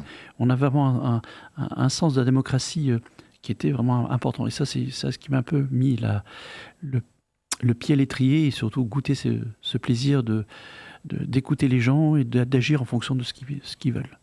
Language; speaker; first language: French; native; French